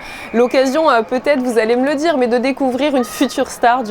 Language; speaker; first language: French; native; French